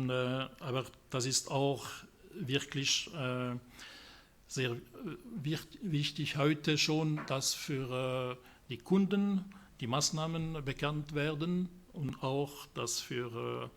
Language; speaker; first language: German; non-native, local second language; French